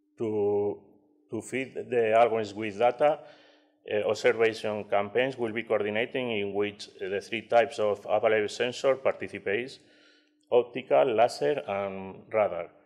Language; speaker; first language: English; non-native, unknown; Spanish